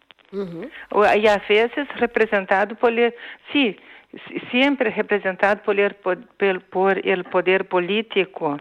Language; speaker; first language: Spanish; non-native, fluent; Portuguese